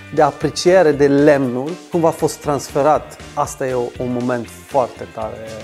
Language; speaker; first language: Romanian; non-native, fluent; Swedish